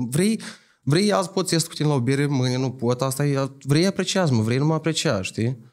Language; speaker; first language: Romanian; native; Romanian